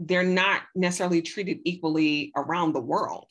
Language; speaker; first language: English; native; English